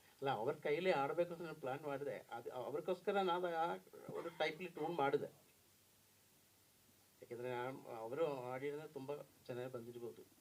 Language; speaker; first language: Kannada; non-native, learner; Malayalam